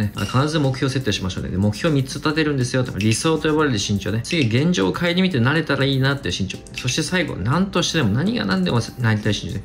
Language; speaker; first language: Japanese; native; Japanese